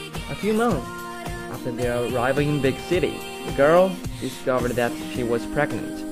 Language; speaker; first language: English; non-native, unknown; Chinese